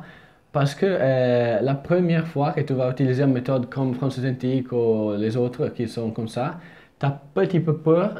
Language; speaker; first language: French; non-native, fluent; Italian